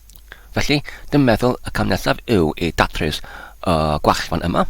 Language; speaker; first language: Welsh; non-native, learner; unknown